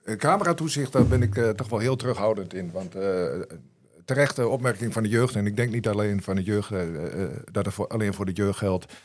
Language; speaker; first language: Dutch; native; Dutch